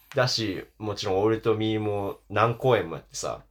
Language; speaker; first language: Japanese; early bilingual, other home language; German